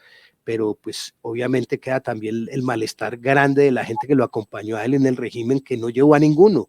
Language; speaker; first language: Spanish; native; Spanish